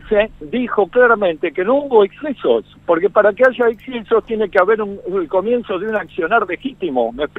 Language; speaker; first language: Spanish; native; Spanish